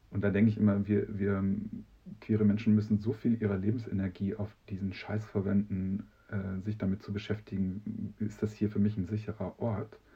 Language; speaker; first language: German; native; German